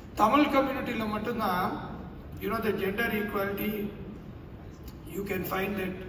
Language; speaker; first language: English; non-native, local second language; Tamil